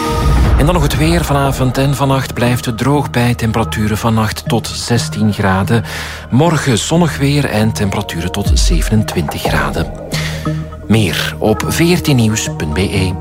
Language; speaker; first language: Dutch; native; Dutch